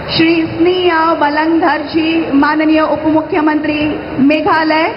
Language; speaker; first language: Hindi; non-native, local second language; Marathi